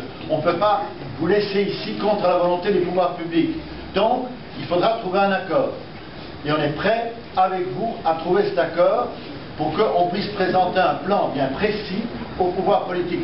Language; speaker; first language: French; native; French